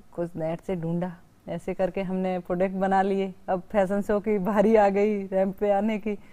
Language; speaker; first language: Hindi; native; Hindi